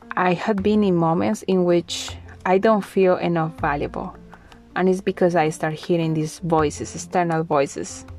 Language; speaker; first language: English; non-native, fluent; Spanish